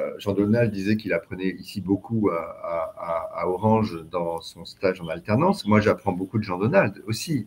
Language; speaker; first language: French; native; French